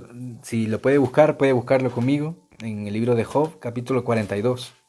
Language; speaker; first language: Spanish; native; Spanish